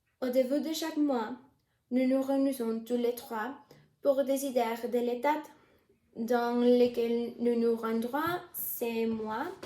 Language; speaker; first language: French; non-native, learner; Spanish